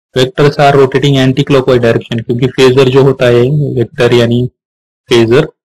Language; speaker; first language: Hindi; non-native, local second language; Marathi